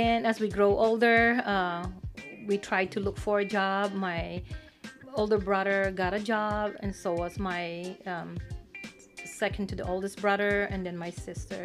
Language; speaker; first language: English; non-native, local second language; Pampanga